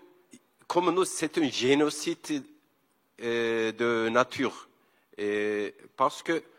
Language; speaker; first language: French; non-native, learner; Kurdish